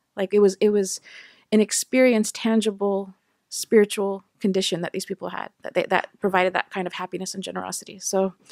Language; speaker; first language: English; native; English